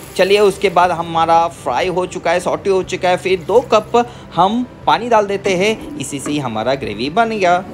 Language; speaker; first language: Hindi; non-native, local second language; Bangla